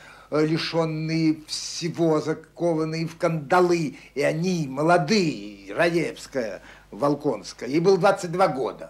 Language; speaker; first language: Russian; native; Russian